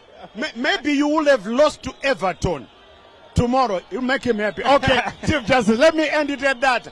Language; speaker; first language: English; non-native, local second language; Shona